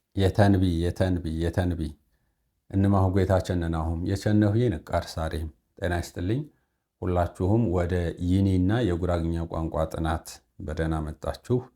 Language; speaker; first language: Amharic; non-native, local second language; Sebat Bet Gurage